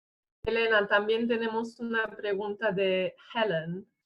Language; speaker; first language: Spanish; non-native, fluent; English